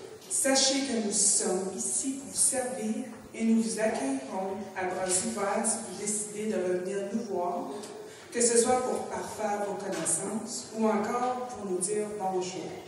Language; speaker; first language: French; native; French